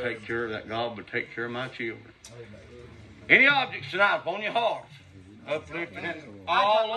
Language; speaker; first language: English; native; English